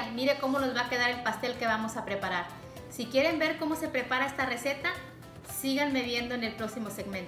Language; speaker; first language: Spanish; native; Spanish